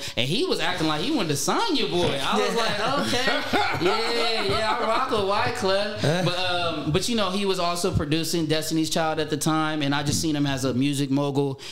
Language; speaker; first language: English; native; English